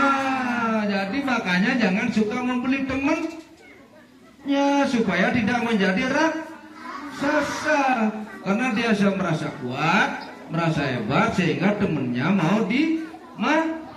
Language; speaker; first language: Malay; non-native, local second language; Balinese